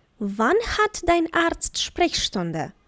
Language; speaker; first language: German; non-native, fluent; Ukrainian